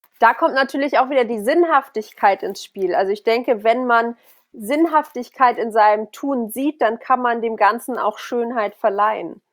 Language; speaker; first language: German; native; German